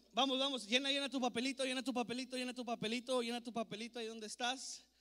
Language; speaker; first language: Spanish; native; Spanish